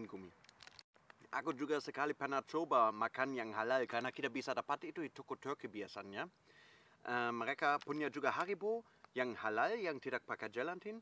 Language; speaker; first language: Indonesian; non-native, fluent; German